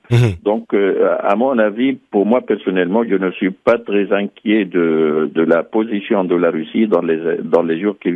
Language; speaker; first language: French; non-native, fluent; Arabic